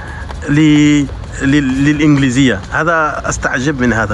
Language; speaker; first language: Arabic; non-native, fluent; French